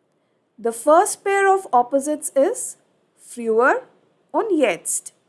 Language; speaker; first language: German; non-native, fluent; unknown